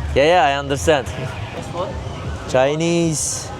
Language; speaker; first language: English; non-native, learner; Turkish